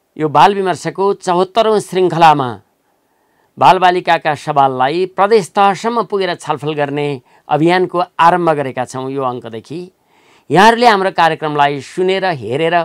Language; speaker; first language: Nepali; native; Nepali